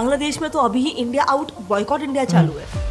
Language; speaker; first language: Hindi; native; Hindi